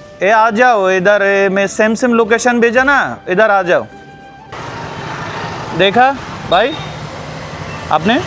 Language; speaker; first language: Hindi; non-native, learner; Bangla